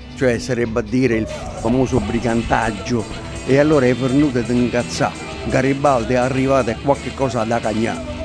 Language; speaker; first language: Italian; native; Italian